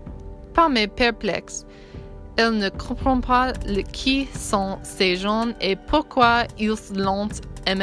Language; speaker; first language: French; non-native, learner; English